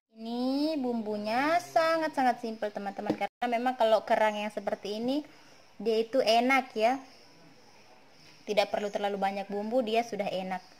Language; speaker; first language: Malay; non-native, local second language; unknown